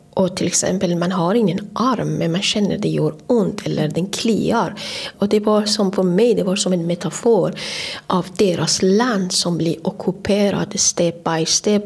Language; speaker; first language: Swedish; non-native, fluent; Persian